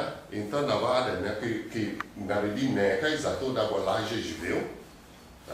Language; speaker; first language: Slovenian; non-native, fluent; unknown